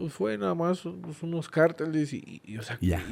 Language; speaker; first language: Spanish; native; Spanish